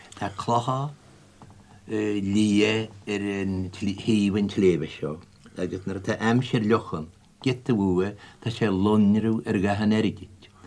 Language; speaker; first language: Irish; native; Irish